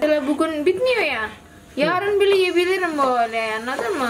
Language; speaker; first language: Turkish; non-native, learner; Indonesian